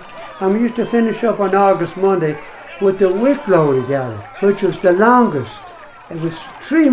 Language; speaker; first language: English; native; English